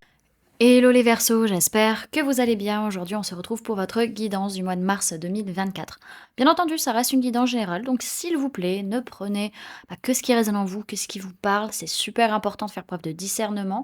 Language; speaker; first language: French; native; French